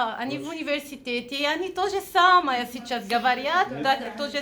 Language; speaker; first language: Russian; non-native, fluent; Arabic